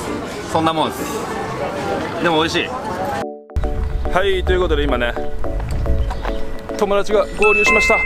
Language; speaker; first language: Japanese; native; Japanese